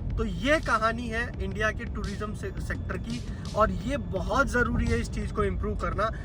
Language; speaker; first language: Hindi; native; Hindi